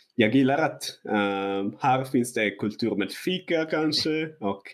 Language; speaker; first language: Swedish; non-native, learner; Italian